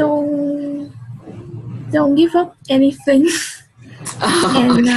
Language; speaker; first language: English; non-native, learner; Vietnamese